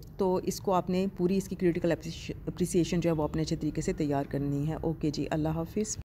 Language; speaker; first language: Urdu; non-native, local second language; Punjabi